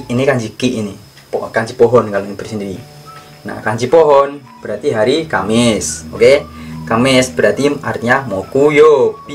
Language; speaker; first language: Indonesian; native; Indonesian